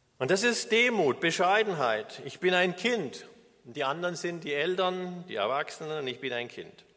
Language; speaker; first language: German; native; German